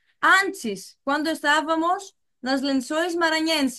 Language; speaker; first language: Portuguese; non-native, fluent; Greek